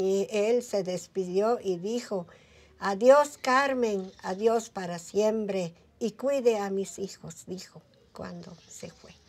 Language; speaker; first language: Spanish; non-native, local second language; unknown